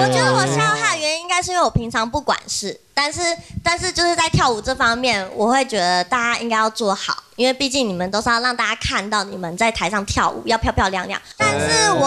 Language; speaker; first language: Chinese; native; Chinese